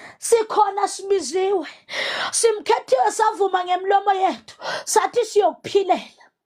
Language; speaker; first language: Zulu; non-native, local second language; Southern Sotho